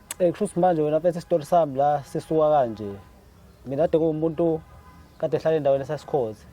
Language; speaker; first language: Zulu; native; Zulu